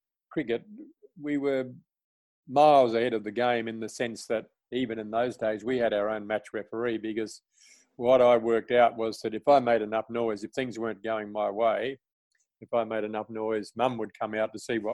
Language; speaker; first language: English; native; English